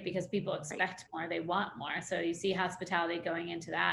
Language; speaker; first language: English; native; English